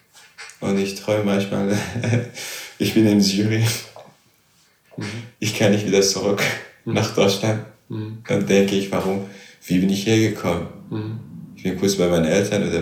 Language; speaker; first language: German; non-native, local second language; Arabic